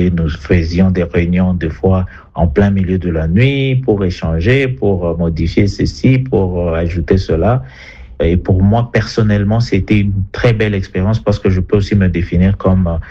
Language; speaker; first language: French; non-native, local second language; Swahili